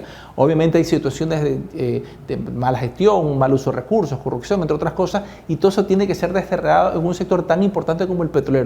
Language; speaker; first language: Spanish; native; Spanish